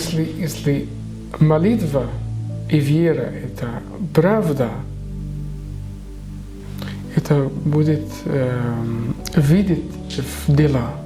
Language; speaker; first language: Russian; non-native, learner; Arabic